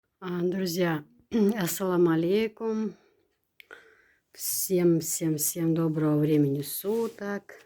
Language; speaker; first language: Russian; native; Russian